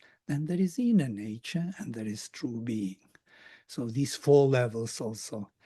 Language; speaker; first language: English; non-native, fluent; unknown